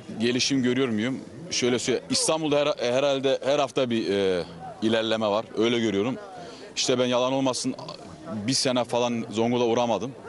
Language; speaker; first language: Turkish; early bilingual, heritage; Turkish